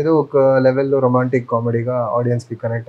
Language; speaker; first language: Telugu; non-native, fluent; Tamil